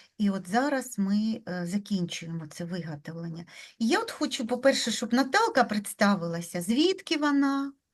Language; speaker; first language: Ukrainian; non-native, local second language; Russian